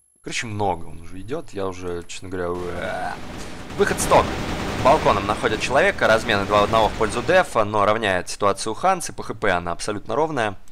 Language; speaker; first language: Russian; native; Russian